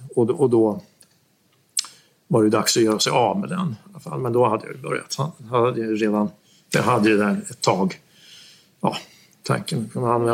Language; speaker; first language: Swedish; native; Swedish